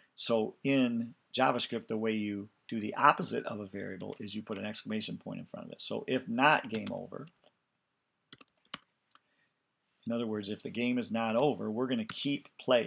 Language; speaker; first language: English; native; English